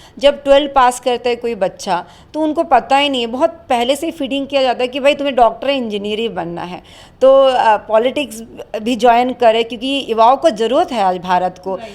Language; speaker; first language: Hindi; non-native, local second language; Bangla